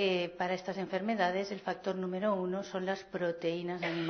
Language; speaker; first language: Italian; non-native, learner; Spanish